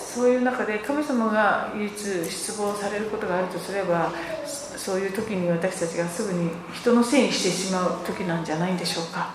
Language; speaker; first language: Japanese; native; Japanese